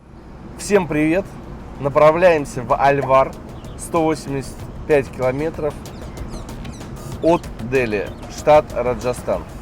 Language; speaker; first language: Russian; native; Russian